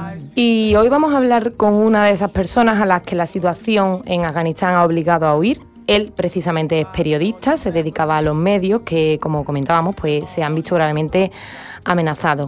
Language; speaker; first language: Spanish; native; Spanish